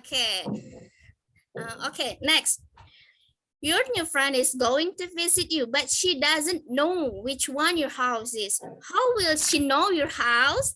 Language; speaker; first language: English; non-native, fluent; Indonesian